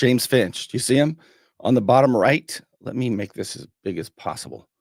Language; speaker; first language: English; native; English